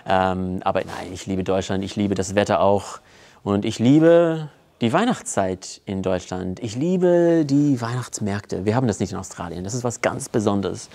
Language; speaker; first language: German; non-native, fluent; English